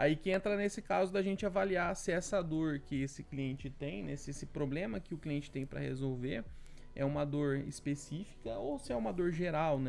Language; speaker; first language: Portuguese; native; Portuguese